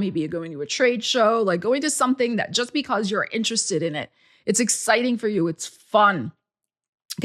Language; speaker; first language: English; native; English